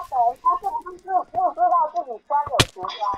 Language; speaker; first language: Chinese; native; Chinese